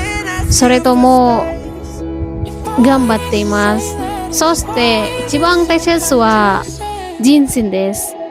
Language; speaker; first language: Japanese; non-native, learner; Indonesian